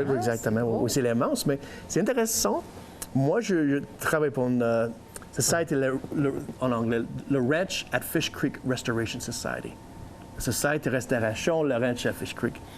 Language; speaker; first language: French; non-native, learner; English